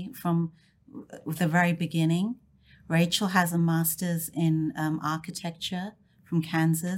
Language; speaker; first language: English; native; English